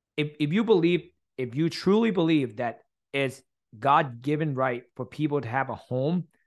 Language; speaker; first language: English; early bilingual, other home language; Thai